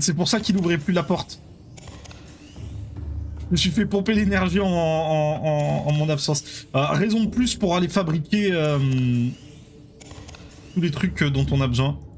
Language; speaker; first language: French; native; French